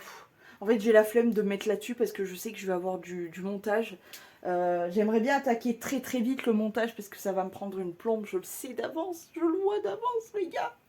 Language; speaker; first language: French; native; French